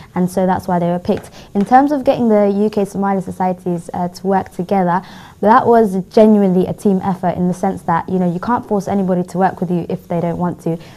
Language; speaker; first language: English; native; English